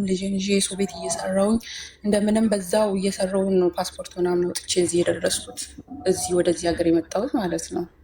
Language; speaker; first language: Amharic; native; Amharic